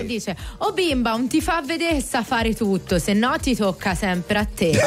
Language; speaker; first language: Italian; native; Italian